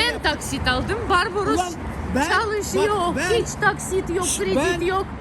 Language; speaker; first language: Turkish; non-native, learner; Russian